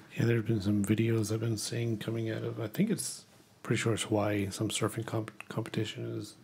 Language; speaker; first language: English; native; English